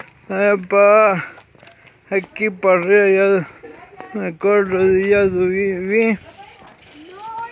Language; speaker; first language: Spanish; non-native, local second language; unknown